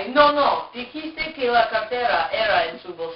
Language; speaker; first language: Spanish; non-native, learner; English